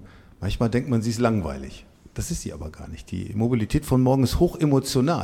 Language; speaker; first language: German; native; German